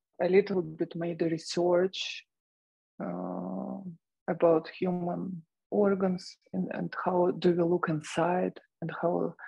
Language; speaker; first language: English; non-native, fluent; Russian